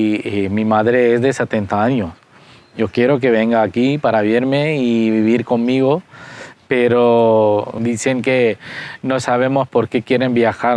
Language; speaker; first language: Spanish; non-native, fluent; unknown